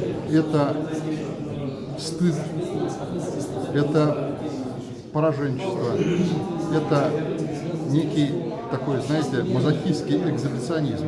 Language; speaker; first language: Russian; native; Russian